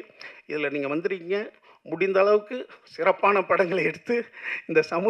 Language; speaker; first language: Tamil; native; Tamil